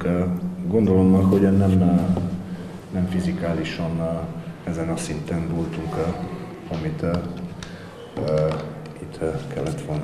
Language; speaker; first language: Hungarian; non-native, fluent; Serbian